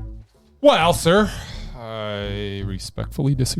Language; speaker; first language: English; native; English